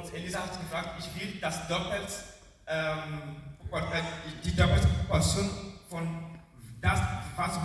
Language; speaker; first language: German; non-native, learner; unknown